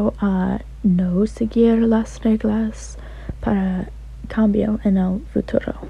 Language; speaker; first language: Spanish; non-native, learner; English